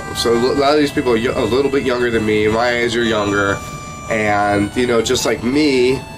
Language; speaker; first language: English; native; English